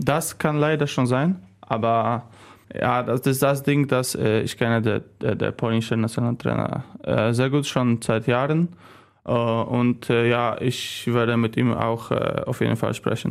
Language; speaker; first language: German; non-native, learner; Polish